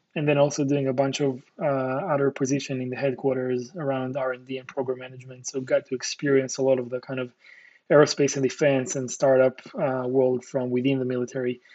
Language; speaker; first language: English; non-native, fluent; Hebrew